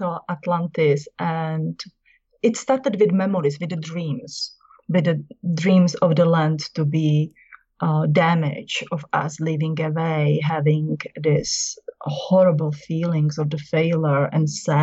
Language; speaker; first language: English; non-native, fluent; Czech